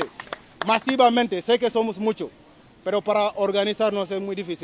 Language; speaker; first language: Spanish; non-native, learner; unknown